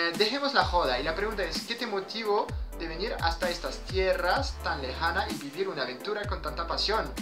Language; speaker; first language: Spanish; non-native, fluent; French